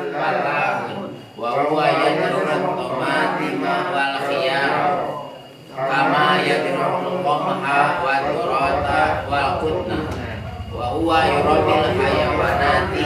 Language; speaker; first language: Arabic; non-native, learner; Indonesian